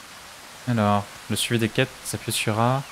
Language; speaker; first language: French; native; French